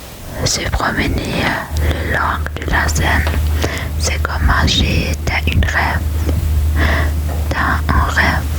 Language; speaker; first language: French; non-native, learner; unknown